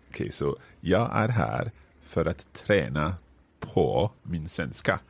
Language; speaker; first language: Swedish; non-native, learner; English